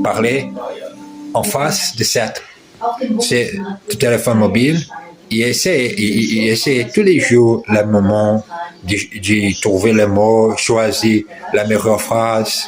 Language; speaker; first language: French; non-native, learner; Portuguese